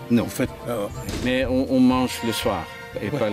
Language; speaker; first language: French; non-native, fluent; Dutch